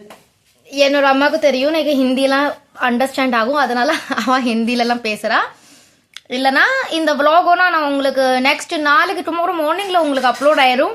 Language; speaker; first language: Tamil; early bilingual, heritage; Tamil